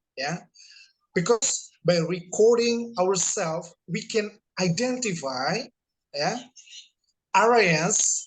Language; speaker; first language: English; non-native, fluent; Indonesian